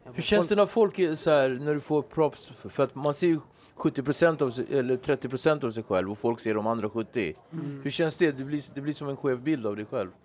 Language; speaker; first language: Swedish; native; Swedish